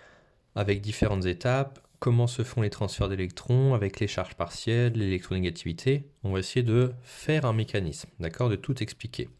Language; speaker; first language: French; native; French